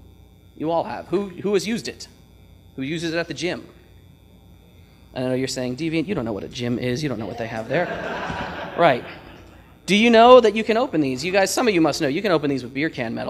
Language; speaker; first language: English; native; English